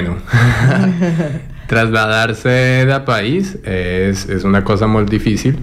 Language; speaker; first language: Catalan; non-native, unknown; Spanish